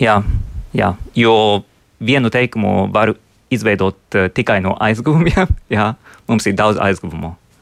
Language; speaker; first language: Latvian; non-native, fluent; Japanese